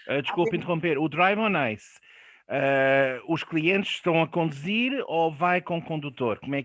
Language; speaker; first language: Portuguese; non-native, fluent; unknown